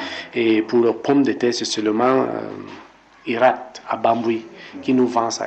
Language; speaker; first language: French; non-native, local second language; English